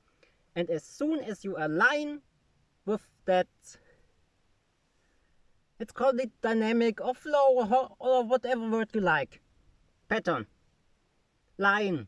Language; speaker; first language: English; non-native, fluent; German